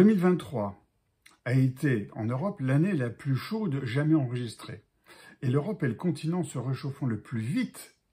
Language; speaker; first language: French; native; French